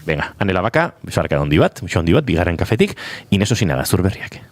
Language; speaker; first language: Basque; native; Basque